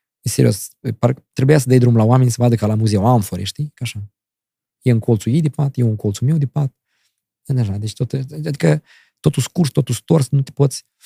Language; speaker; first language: Romanian; native; Romanian